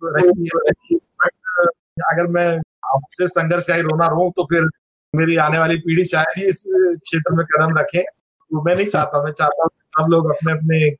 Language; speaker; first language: Hindi; non-native, local second language; Marathi